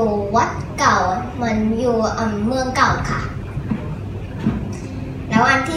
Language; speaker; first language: Thai; early bilingual, heritage; Thai